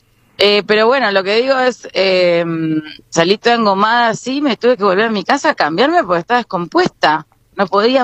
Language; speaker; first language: Spanish; native; Spanish